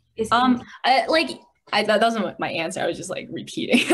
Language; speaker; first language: English; native; English